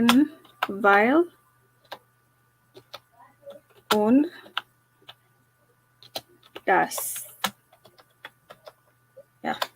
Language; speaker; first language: German; non-native, learner; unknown